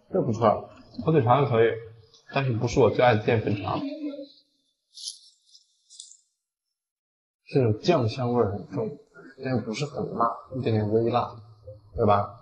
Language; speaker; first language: Chinese; native; Chinese